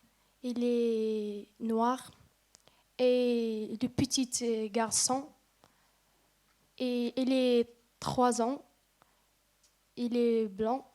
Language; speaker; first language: French; non-native, learner; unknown